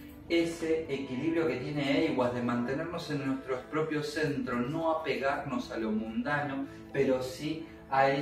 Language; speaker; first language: Spanish; native; Spanish